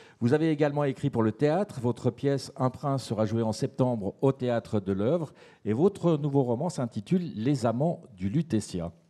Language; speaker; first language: French; native; French